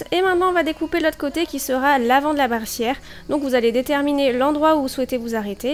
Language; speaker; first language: French; native; French